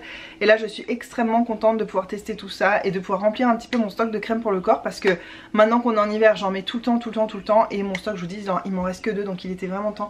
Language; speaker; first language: French; native; French